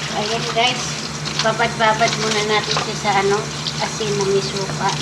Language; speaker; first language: Filipino; non-native, local second language; Cebuano